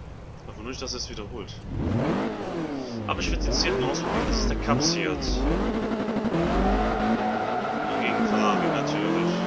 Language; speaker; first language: German; native; German